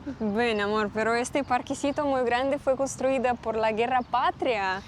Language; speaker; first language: Spanish; non-native, learner; Russian